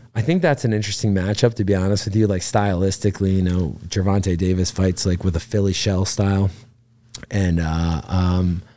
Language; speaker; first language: English; native; English